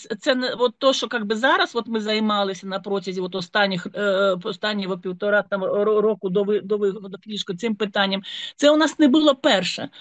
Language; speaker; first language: Ukrainian; native; Ukrainian